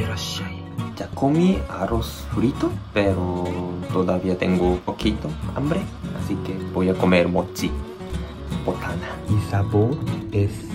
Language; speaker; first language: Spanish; non-native, learner; Japanese